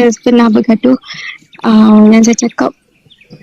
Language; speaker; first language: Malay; non-native, local second language; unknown